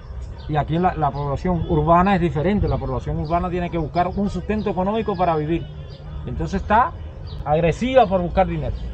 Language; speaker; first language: Spanish; native; Spanish